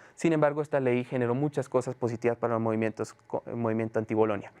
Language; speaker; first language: Spanish; native; Spanish